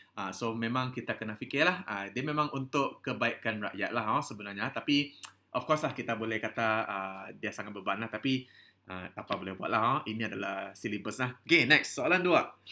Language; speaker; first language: Malay; non-native, local second language; Chinese